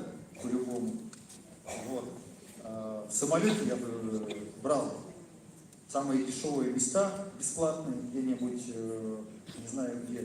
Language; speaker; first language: Russian; native; Russian